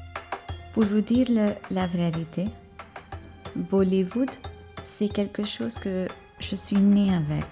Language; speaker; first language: French; non-native, fluent; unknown